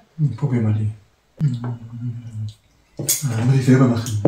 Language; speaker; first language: German; native; German